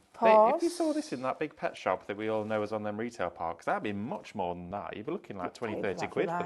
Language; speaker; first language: English; native; English